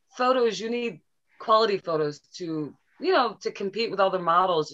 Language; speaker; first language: English; native; English